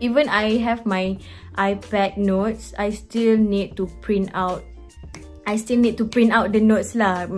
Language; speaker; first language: English; non-native, local second language; Malay